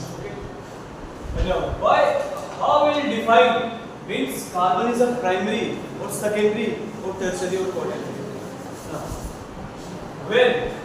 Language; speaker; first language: English; non-native, local second language; Hindi